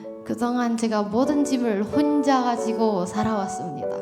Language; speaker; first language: Korean; non-native, learner; Indonesian